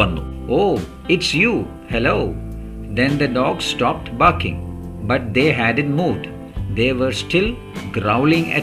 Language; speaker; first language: English; non-native, local second language; Malayalam